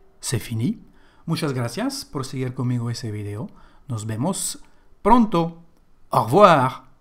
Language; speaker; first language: Spanish; non-native, fluent; French